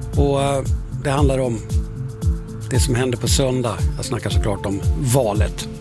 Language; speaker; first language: Swedish; native; Swedish